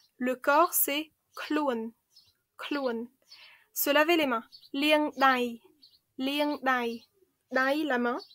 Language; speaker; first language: French; early bilingual, other home language; Khmer